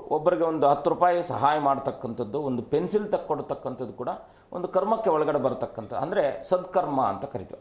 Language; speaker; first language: Kannada; native; Kannada